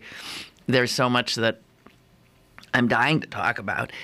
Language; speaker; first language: English; native; English